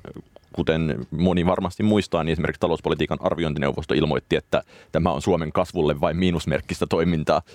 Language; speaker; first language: Finnish; native; Finnish